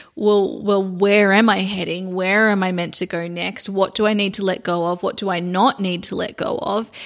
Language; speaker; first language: English; native; English